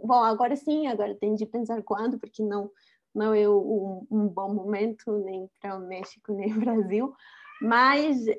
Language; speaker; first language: Portuguese; non-native, fluent; Spanish